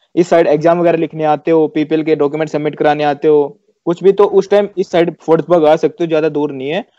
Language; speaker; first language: Hindi; native; Hindi